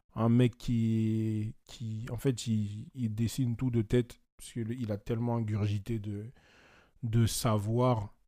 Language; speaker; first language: French; native; French